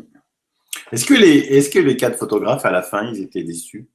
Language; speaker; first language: French; native; French